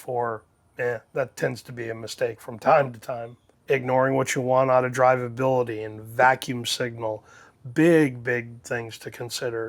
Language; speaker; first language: English; native; English